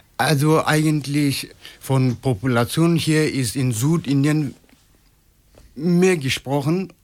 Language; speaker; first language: German; non-native, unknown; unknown